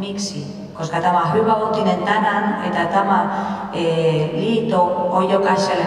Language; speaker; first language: Finnish; non-native, fluent; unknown